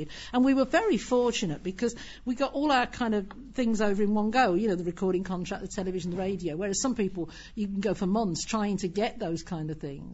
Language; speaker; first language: English; native; English